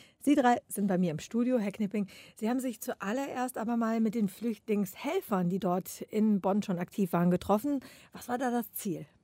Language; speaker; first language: German; native; German